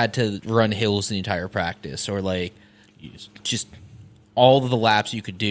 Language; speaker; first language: English; native; English